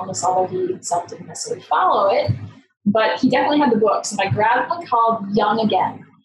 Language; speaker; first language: English; native; English